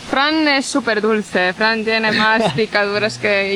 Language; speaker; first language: Spanish; non-native, fluent; Portuguese